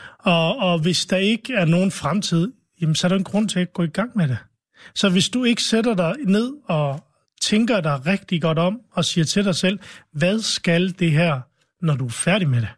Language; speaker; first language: Danish; early bilingual, other home language; Arabic